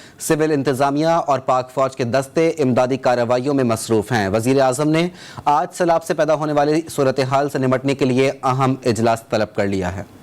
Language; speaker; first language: Urdu; native; Urdu